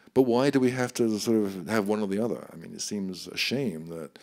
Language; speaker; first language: English; native; English